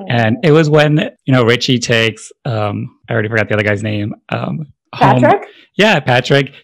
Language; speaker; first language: English; native; English